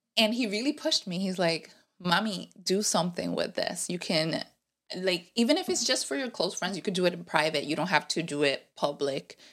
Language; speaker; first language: English; non-native, fluent; Spanish